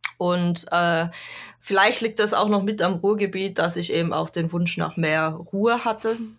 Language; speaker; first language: German; native; German